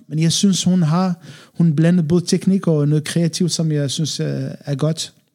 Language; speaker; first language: Danish; non-native, fluent; Arabic